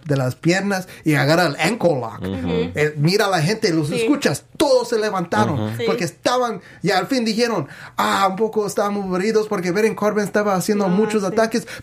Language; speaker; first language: Spanish; native; Spanish